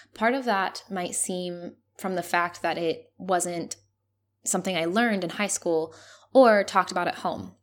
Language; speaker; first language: English; non-native, fluent; Spanish